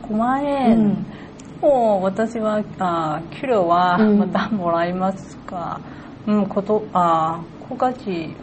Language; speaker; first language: Japanese; non-native, learner; Cantonese